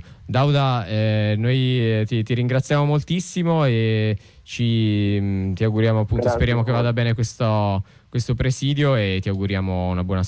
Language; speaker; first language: Italian; native; Italian